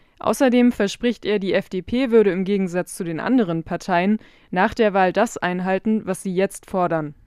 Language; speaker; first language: German; native; German